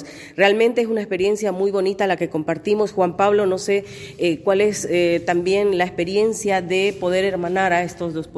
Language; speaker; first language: Spanish; native; Spanish